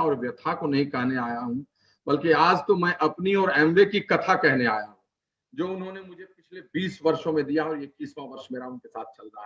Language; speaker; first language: Hindi; native; Hindi